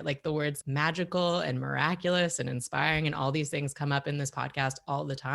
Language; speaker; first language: English; native; English